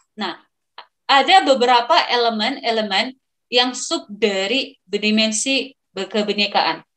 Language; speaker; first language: Indonesian; non-native, local second language; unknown